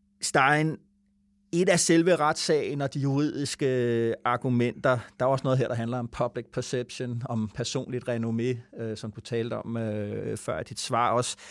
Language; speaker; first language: Danish; native; Danish